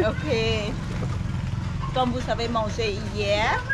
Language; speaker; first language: French; non-native, learner; Khmer